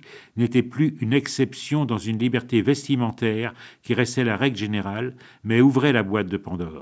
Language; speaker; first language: French; native; French